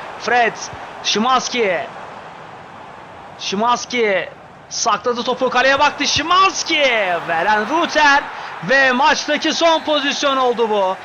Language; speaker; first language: Turkish; native; Turkish